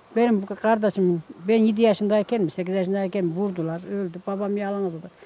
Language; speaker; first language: Turkish; native; Turkish